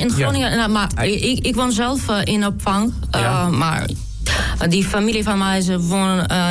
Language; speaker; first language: Dutch; non-native, learner; Ukrainian